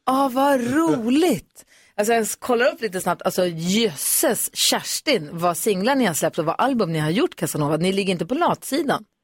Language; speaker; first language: Swedish; native; Swedish